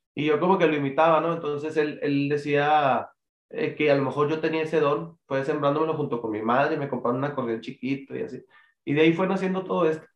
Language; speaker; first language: Spanish; native; Spanish